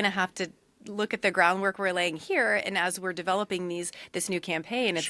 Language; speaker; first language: English; native; English